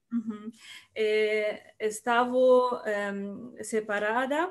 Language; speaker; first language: Spanish; non-native, learner; Russian